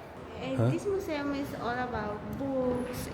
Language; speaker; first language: English; non-native, fluent; Spanish